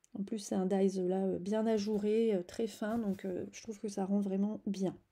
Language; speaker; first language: French; native; French